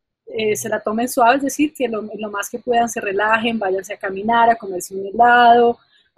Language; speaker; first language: Spanish; native; Spanish